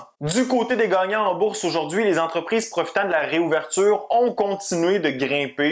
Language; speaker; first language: French; native; French